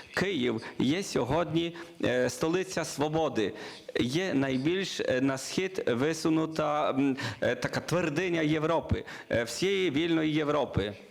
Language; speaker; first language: Ukrainian; non-native, learner; Polish